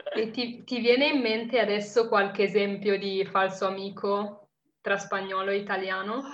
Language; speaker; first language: Italian; native; Italian